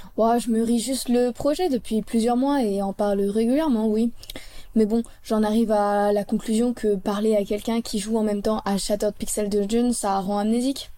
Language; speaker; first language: French; native; French